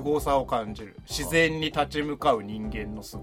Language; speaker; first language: Japanese; native; Japanese